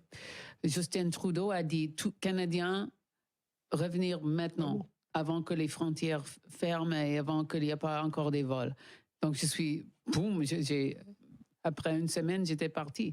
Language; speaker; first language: French; non-native, learner; English